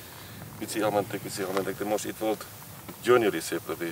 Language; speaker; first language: Hungarian; non-native, learner; Afrikaans